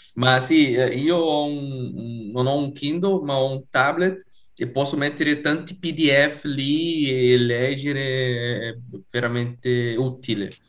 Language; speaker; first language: Italian; non-native, fluent; Portuguese